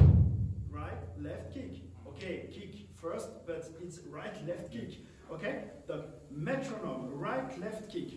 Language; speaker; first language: English; non-native, learner; French